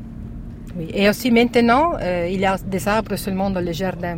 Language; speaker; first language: French; non-native, learner; Italian